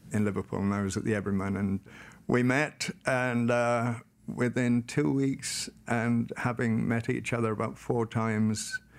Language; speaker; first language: English; native; English